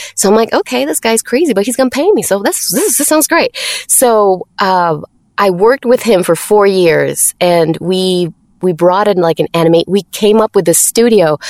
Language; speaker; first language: English; non-native, fluent; Spanish